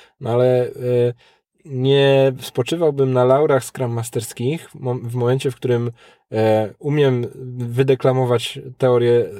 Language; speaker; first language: Polish; native; Polish